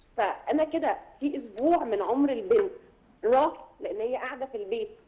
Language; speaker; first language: Arabic; native; Arabic